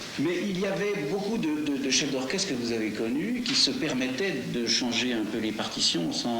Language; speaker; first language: French; native; French